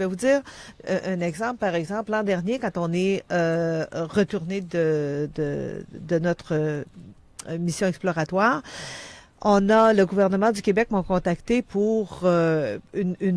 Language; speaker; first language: French; native; French